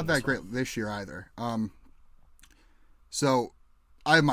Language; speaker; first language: English; native; English